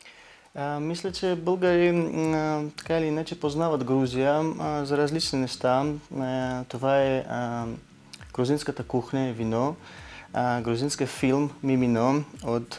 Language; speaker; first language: Bulgarian; non-native, learner; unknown